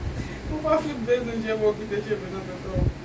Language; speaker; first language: Portuguese; non-native, learner; Haitian Creole